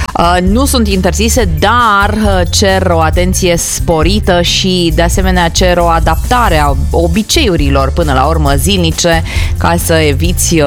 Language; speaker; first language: Romanian; native; Romanian